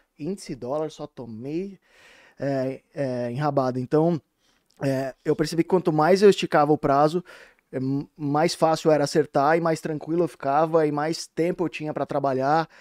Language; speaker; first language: Portuguese; native; Portuguese